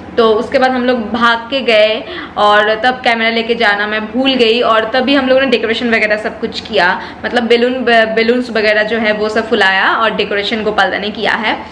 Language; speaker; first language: Hindi; non-native, local second language; Bangla